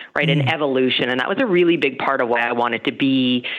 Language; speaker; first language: English; native; English